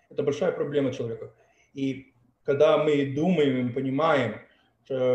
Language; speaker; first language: Russian; early bilingual, heritage; Russian